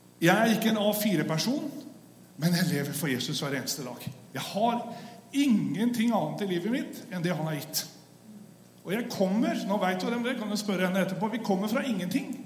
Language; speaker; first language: Norwegian; native; Norwegian